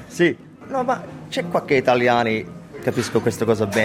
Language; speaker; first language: Italian; early bilingual, heritage; English